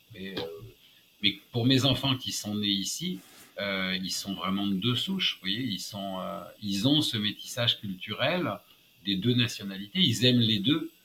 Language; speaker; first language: French; native; French